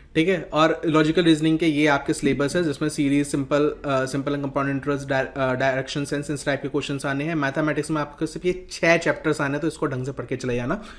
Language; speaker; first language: Hindi; native; Hindi